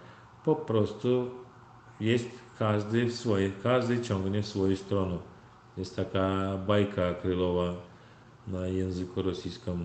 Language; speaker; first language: Polish; non-native, learner; Turkmen